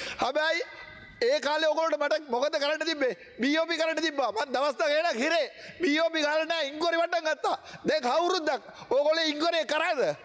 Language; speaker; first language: Sinhala; non-native, local second language; Tamil